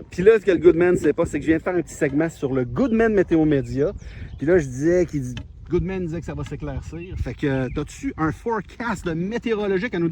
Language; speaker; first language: French; native; French